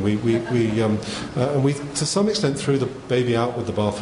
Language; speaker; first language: English; native; English